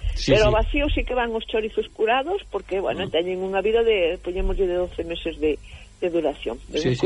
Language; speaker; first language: Galician; native; Galician